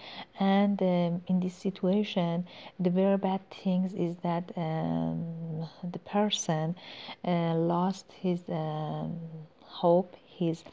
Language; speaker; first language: English; non-native, learner; Persian